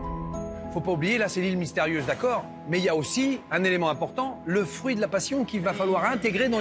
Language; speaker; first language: French; native; French